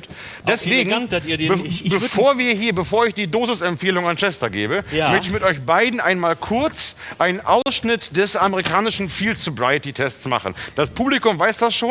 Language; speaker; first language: German; native; German